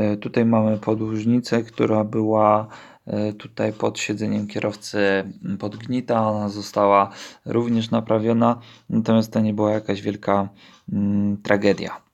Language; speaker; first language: Polish; native; Polish